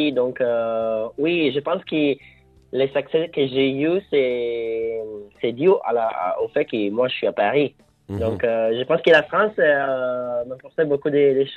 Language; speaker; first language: French; non-native, fluent; Italian